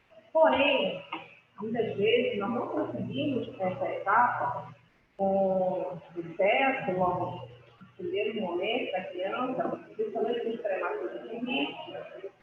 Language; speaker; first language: Portuguese; native; Portuguese